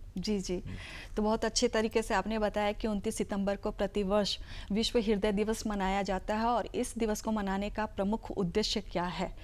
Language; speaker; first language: Hindi; native; Hindi